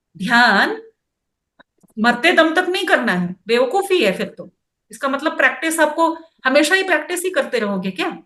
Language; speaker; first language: Hindi; non-native, local second language; Kannada